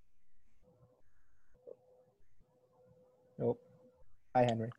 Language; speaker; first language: English; native; English